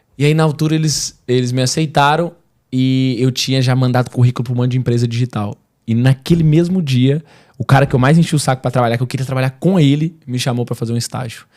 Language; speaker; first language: Portuguese; native; Portuguese